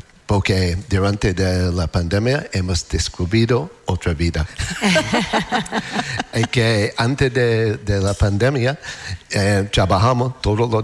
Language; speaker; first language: Spanish; non-native, learner; English